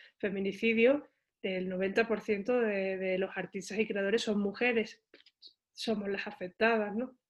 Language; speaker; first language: Spanish; native; Spanish